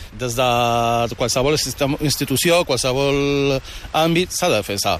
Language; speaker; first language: Catalan; early bilingual, other home language; Arabic